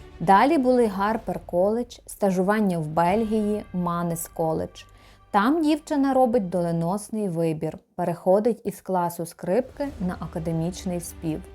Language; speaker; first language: Ukrainian; native; Ukrainian